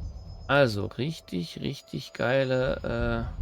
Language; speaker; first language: German; native; German